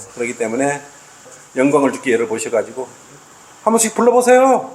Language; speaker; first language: Korean; native; Korean